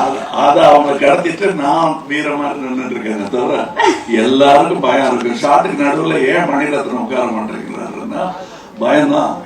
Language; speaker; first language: Tamil; native; Tamil